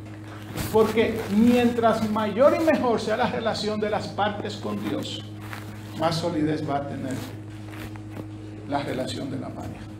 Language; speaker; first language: Spanish; native; Spanish